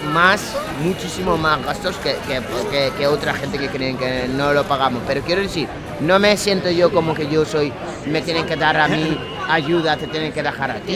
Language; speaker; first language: Spanish; non-native, fluent; Wolof